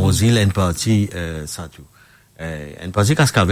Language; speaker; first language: French; non-native, local second language; Morisyen